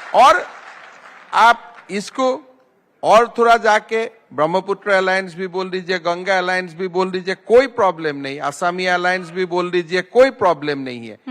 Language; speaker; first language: Hindi; non-native, local second language; Assamese